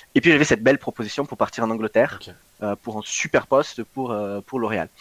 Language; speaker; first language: French; non-native, fluent; Portuguese